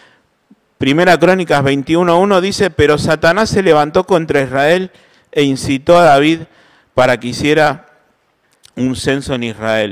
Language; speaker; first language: Spanish; native; Spanish